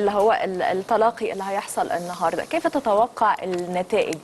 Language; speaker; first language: Arabic; native; Arabic